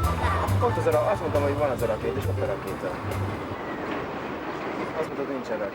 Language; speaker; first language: Hungarian; native; Hungarian